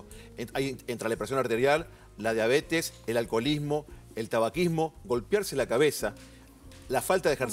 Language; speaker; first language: Spanish; native; Spanish